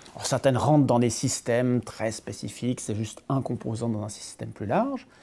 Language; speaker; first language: French; native; French